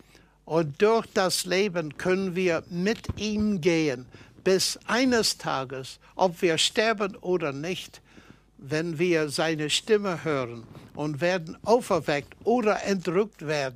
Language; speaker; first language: German; non-native, fluent; English